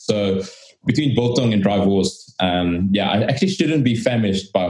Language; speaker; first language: English; native; English